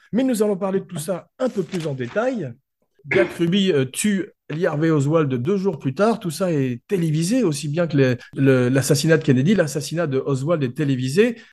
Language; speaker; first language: French; native; French